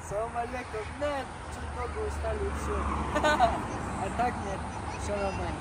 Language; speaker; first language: Russian; non-native, learner; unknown